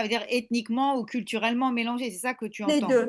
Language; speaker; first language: French; native; French